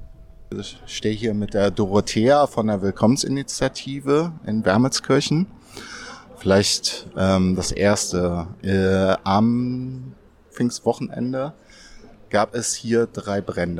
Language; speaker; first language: German; native; German